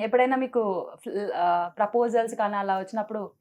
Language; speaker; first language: Telugu; native; Telugu